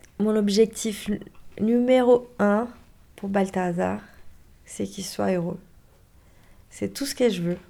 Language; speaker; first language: French; non-native, fluent; Portuguese